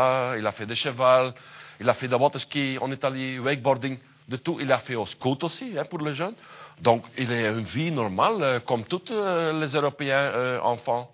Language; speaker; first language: French; non-native, learner; Dutch